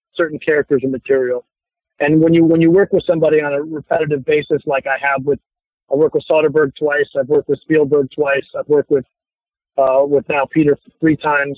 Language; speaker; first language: English; native; English